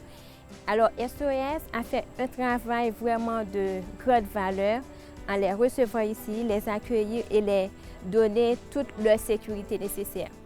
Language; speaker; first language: French; non-native, local second language; Haitian Creole